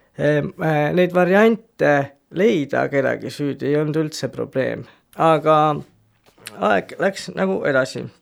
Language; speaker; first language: Estonian; native; Estonian